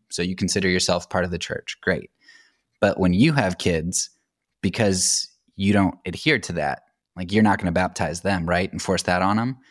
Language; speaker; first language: English; native; English